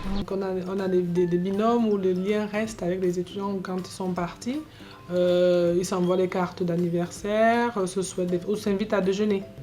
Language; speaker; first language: French; native; French